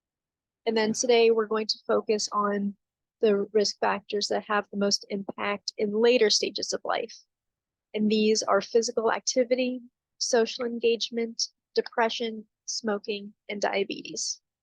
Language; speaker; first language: English; native; English